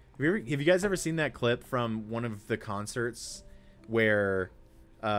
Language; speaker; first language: English; native; English